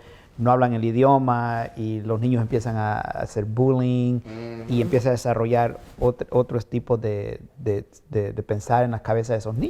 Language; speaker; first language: Spanish; native; Spanish